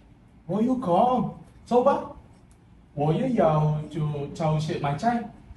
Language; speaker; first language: Chinese; non-native, learner; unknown